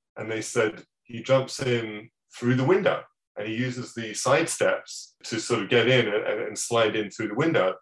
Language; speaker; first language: English; native; English